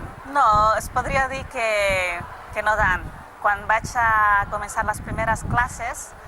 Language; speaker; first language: Catalan; non-native, fluent; Spanish